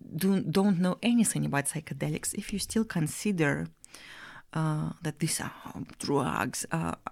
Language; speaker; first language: English; non-native, fluent; Russian